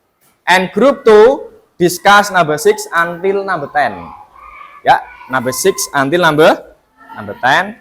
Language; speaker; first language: English; non-native, fluent; Indonesian